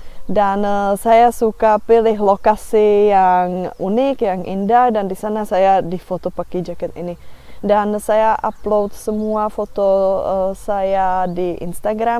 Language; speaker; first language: Indonesian; non-native, fluent; Czech